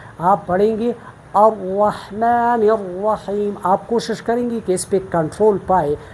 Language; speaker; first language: Urdu; non-native, local second language; Pashto